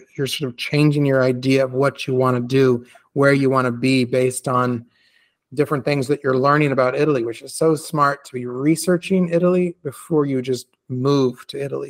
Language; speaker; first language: English; native; English